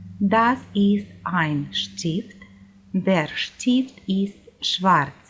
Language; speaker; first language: German; non-native, fluent; Ukrainian